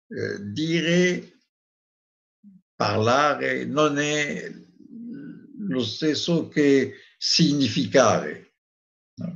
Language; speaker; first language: Italian; non-native, fluent; French